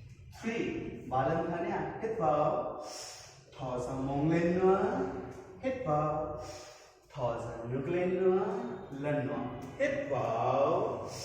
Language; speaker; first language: Vietnamese; non-native, learner; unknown